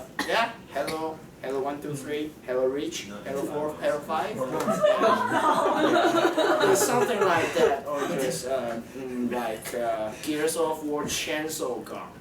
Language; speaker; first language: English; non-native, learner; Chinese